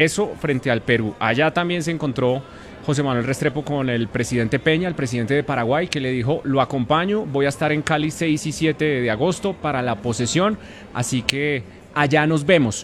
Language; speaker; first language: Spanish; native; Spanish